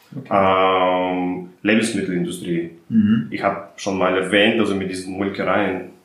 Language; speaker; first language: German; non-native, fluent; Russian